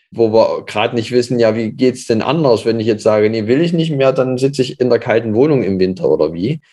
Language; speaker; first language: German; native; German